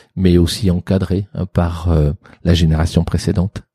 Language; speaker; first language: French; native; French